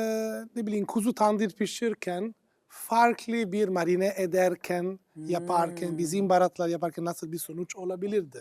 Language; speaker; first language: Turkish; non-native, fluent; Italian